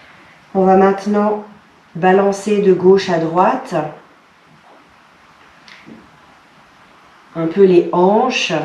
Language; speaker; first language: French; native; French